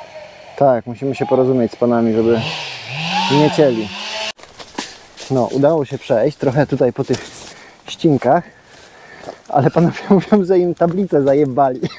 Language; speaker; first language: Polish; native; Polish